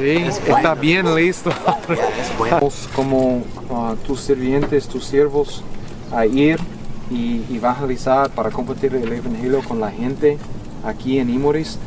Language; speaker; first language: Spanish; non-native, fluent; English